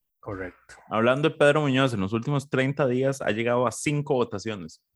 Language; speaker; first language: Spanish; native; Spanish